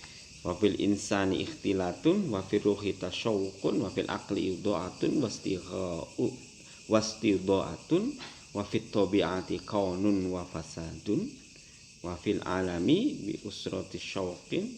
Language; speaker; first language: Arabic; non-native, fluent; Indonesian